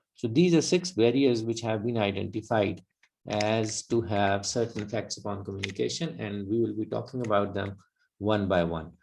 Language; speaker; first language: English; non-native, local second language; Urdu